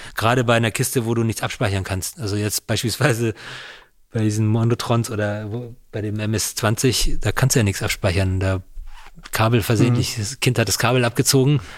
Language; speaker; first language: German; native; German